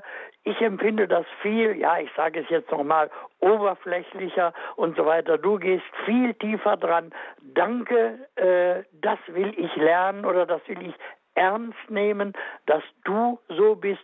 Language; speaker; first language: German; native; German